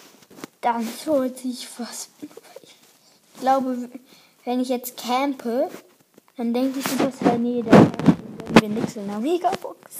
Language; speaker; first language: German; native; German